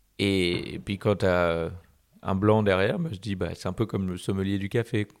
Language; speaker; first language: French; native; French